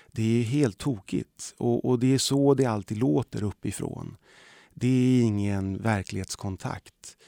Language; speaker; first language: Swedish; early bilingual, other home language; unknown